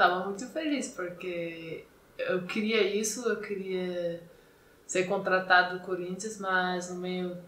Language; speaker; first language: Portuguese; non-native, fluent; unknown